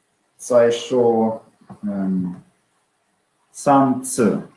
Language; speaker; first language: Chinese; non-native, learner; English